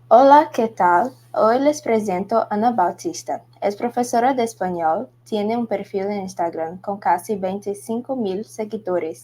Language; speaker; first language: Spanish; non-native, learner; Portuguese